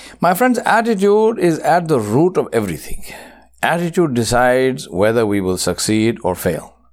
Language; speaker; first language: English; non-native, local second language; Urdu